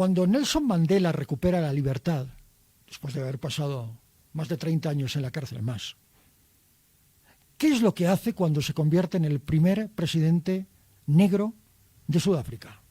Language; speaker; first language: Spanish; native; Spanish